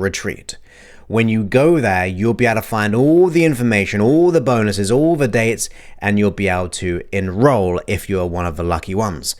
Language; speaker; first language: English; native; English